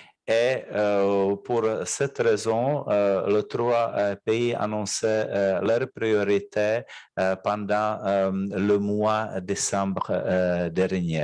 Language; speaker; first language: French; non-native, fluent; Czech